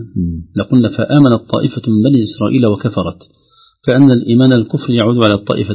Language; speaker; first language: Arabic; native; Arabic